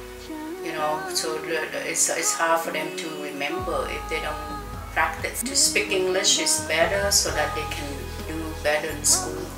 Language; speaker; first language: English; early bilingual, other home language; Vietnamese